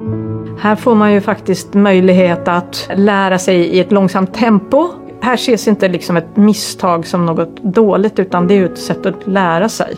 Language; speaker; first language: Swedish; native; Swedish